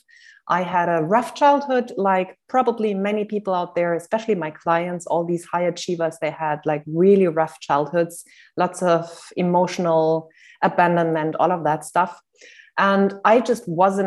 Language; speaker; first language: English; non-native, fluent; German